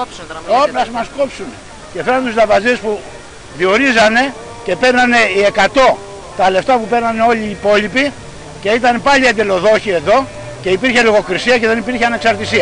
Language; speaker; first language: Greek; native; Greek